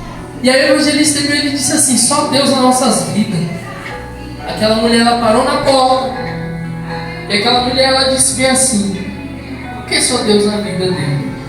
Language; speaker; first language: Portuguese; native; Portuguese